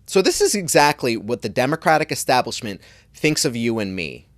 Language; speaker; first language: English; native; English